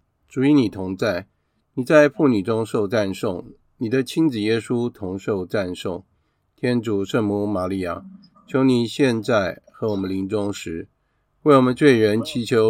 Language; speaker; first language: Chinese; native; Chinese